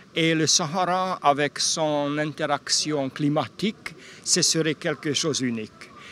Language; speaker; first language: French; non-native, local second language; Hungarian